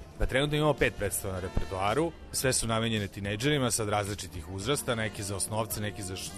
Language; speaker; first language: Serbian; native; Serbian